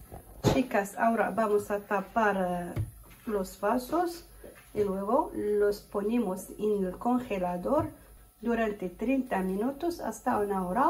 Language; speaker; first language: Spanish; non-native, fluent; Arabic